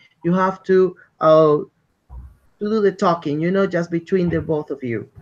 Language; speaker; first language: English; non-native, fluent; Spanish